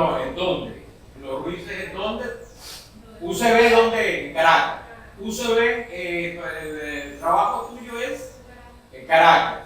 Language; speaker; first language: Spanish; native; Spanish